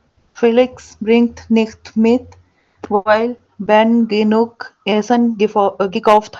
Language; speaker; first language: German; non-native, learner; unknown